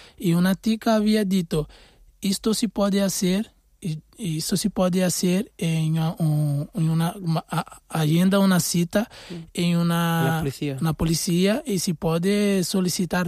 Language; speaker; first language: Spanish; non-native, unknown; Portuguese